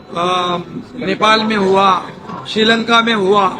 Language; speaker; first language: Hindi; non-native, local second language; Marathi